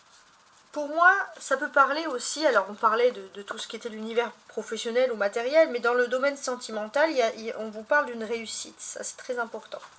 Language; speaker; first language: French; native; French